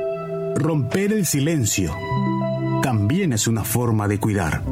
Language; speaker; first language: Spanish; native; Spanish